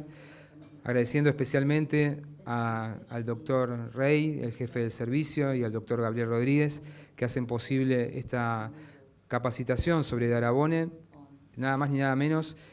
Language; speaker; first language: Spanish; native; Spanish